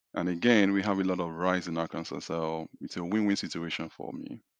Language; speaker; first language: English; non-native, local second language; Yoruba